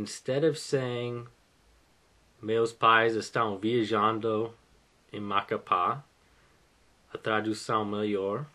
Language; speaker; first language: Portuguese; non-native, fluent; English